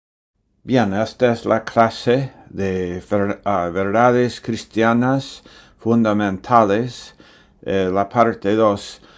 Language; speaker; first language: Spanish; non-native, fluent; English